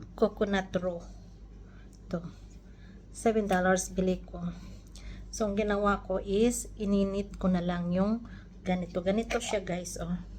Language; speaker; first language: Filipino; non-native, local second language; Cebuano